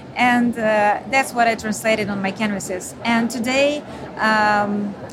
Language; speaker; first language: English; non-native, learner; Ukrainian